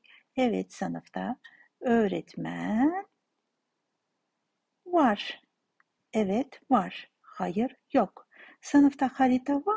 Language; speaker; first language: Turkish; non-native, fluent; Kazakh